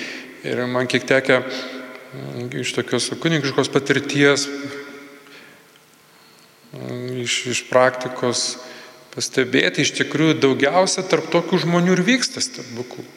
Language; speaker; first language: Lithuanian; native; Lithuanian